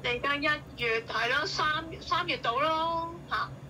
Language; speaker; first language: Cantonese; native; Cantonese